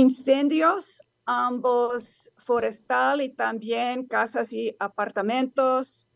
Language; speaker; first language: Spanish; non-native, learner; English